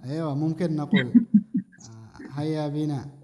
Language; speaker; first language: Arabic; non-native, fluent; Indonesian